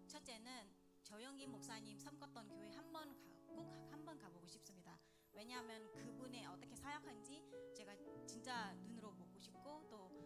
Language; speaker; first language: Korean; non-native, learner; Vietnamese